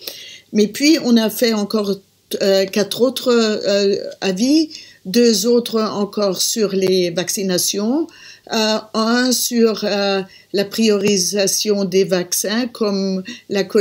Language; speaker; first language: French; non-native, fluent; German